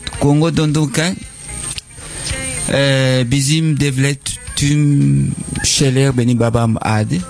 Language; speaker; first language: Turkish; non-native, learner; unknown